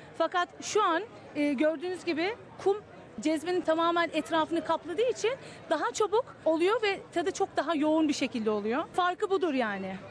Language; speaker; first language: Turkish; native; Turkish